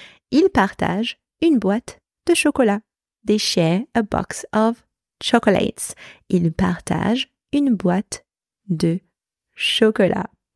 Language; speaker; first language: French; native; French